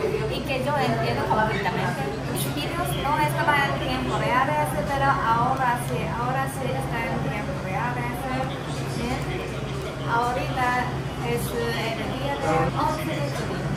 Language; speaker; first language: Spanish; non-native, learner; Japanese